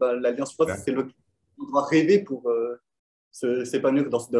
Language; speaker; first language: French; non-native, fluent; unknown